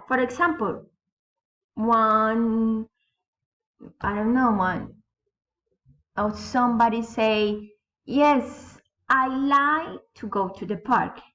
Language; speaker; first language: English; non-native, learner; Spanish